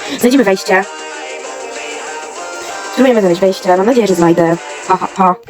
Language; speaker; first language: Polish; native; Polish